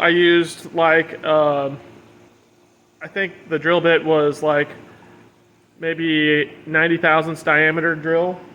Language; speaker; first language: English; native; English